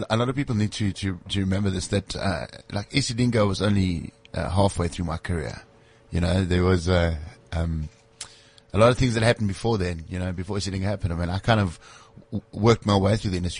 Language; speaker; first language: English; native; English